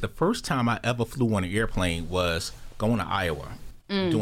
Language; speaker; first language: English; native; English